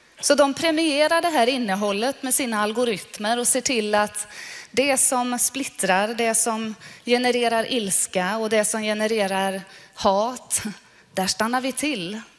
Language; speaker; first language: Swedish; non-native, fluent; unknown